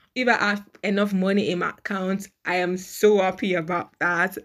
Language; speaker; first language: English; non-native, local second language; Yoruba